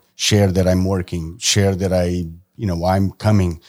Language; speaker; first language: English; non-native, fluent; Portuguese